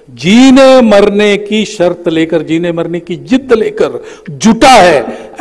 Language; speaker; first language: Hindi; native; Hindi